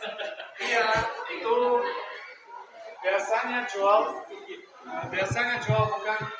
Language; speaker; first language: Indonesian; non-native, learner; Russian